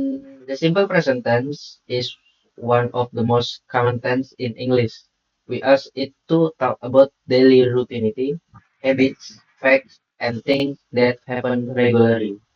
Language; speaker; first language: English; non-native, learner; Indonesian